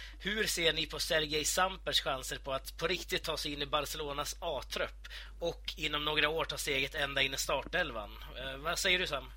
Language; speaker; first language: Swedish; native; Swedish